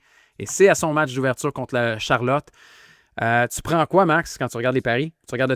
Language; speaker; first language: French; native; French